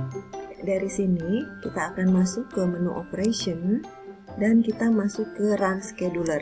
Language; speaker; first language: Indonesian; native; Indonesian